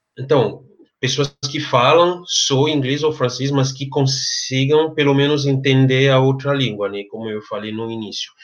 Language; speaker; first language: Portuguese; non-native, fluent; French